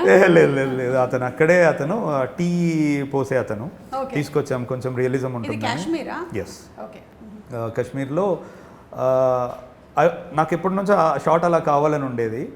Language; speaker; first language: Telugu; native; Telugu